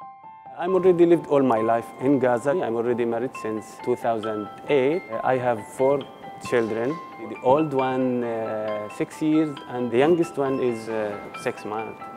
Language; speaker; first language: English; non-native, learner; Arabic